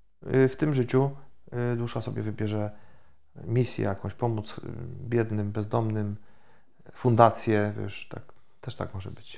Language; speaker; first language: Polish; native; Polish